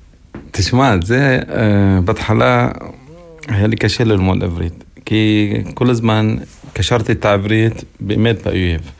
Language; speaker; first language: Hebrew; non-native, local second language; Arabic